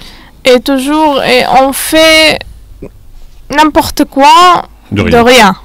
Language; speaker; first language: French; non-native, fluent; Arabic